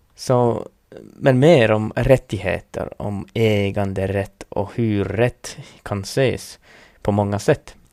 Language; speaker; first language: Swedish; non-native, fluent; Northern Sami